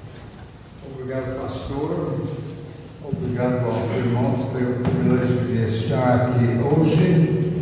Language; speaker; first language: Portuguese; non-native, fluent; English